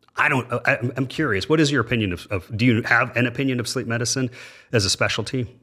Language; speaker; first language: English; native; English